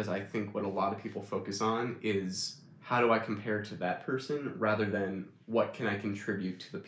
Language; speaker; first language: English; native; English